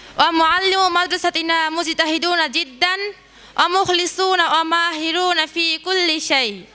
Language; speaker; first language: Arabic; non-native, learner; Bangla